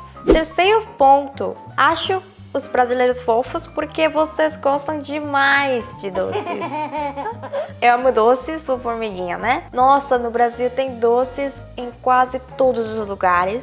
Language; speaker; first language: Portuguese; non-native, fluent; Korean